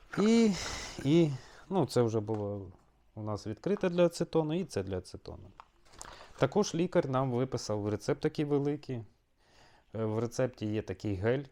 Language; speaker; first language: Ukrainian; non-native, local second language; Russian